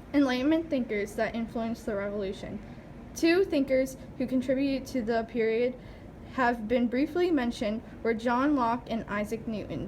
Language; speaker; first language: English; native; English